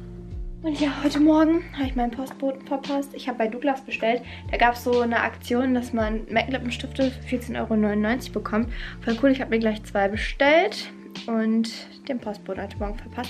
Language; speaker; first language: German; native; German